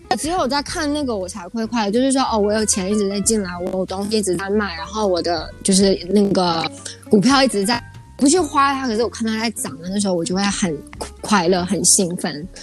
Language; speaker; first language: Chinese; early bilingual, heritage; Chinese